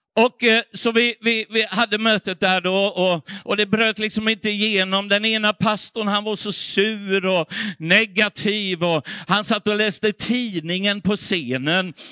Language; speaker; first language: Swedish; native; Swedish